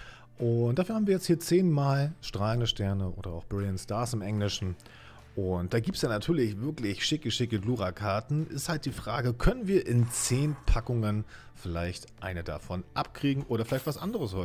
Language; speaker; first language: German; native; German